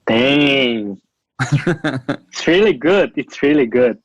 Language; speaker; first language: English; non-native, fluent; Indonesian